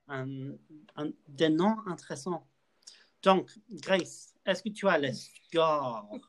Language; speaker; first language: French; non-native, learner; English